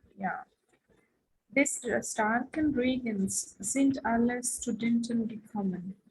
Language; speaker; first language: German; non-native, fluent; Hindi